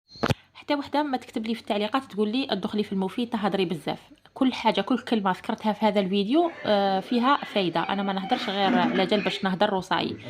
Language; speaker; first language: Arabic; native; Arabic